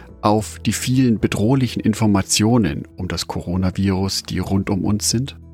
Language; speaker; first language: German; native; German